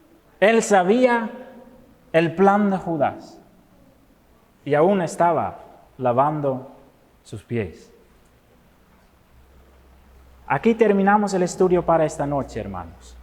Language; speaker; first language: Spanish; non-native, fluent; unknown